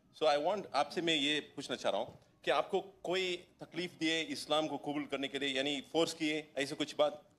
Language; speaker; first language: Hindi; non-native, local second language; Tamil